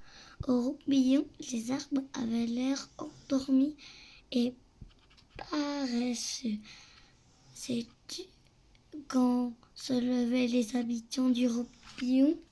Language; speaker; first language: French; native; French